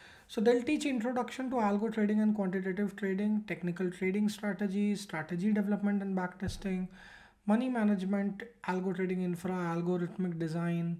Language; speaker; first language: English; non-native, local second language; Hindi